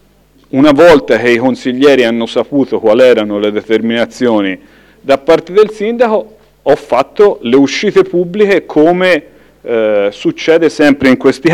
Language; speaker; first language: Italian; native; Italian